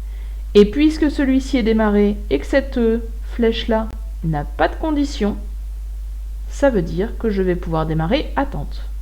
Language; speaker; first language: French; native; French